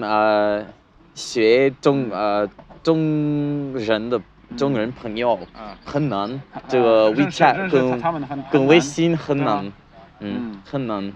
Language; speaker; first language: Chinese; non-native, learner; English